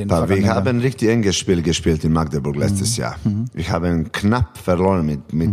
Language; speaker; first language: German; non-native, learner; Serbian